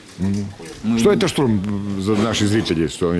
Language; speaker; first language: Russian; non-native, learner; Serbian